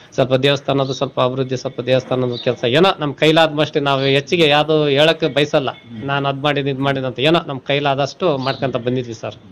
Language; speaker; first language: Kannada; non-native, local second language; Telugu